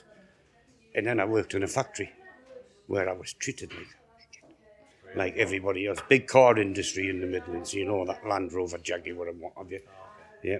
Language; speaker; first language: English; native; English